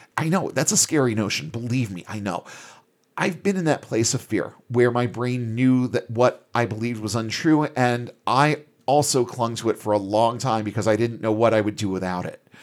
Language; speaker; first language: English; native; English